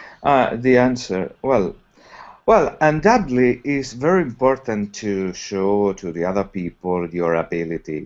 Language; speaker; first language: English; non-native, learner; Italian